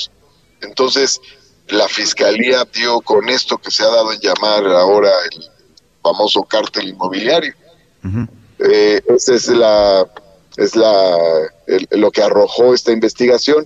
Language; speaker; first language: Spanish; native; Spanish